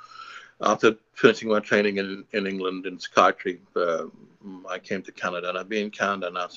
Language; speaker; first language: English; non-native, local second language; Hindi